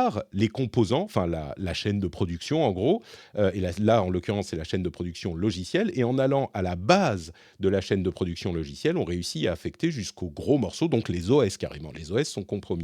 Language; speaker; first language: French; native; French